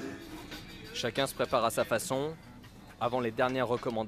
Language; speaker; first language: French; native; French